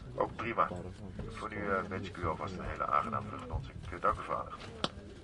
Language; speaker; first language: Dutch; native; Dutch